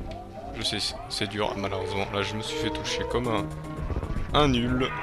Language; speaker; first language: French; native; French